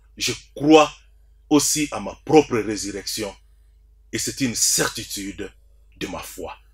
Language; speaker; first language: French; non-native, local second language; Swahili